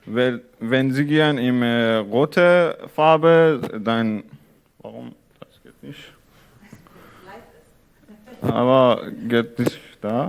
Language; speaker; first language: German; non-native, learner; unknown